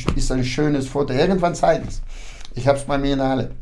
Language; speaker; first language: German; early bilingual, heritage; German